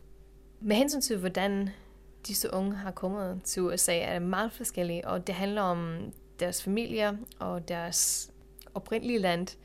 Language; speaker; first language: Danish; non-native, fluent; English